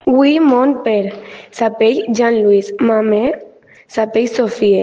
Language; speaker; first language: French; non-native, learner; Catalan